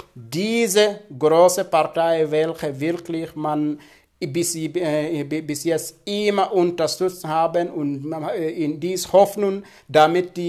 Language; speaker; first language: German; non-native, fluent; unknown